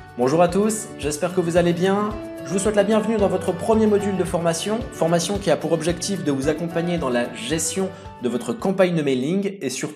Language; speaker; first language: French; native; French